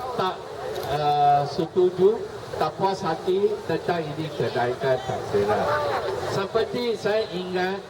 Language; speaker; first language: Malay; non-native, local second language; Chinese